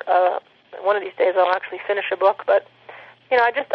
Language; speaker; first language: English; native; English